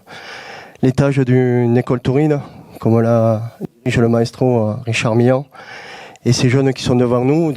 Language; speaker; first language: French; native; French